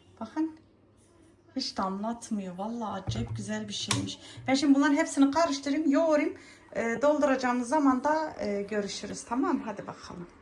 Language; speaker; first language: Turkish; native; Turkish